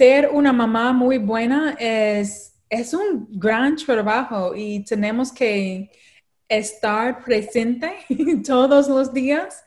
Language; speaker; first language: Spanish; non-native, learner; English